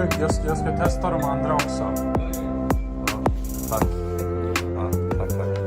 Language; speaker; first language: Swedish; non-native, learner; Mongolian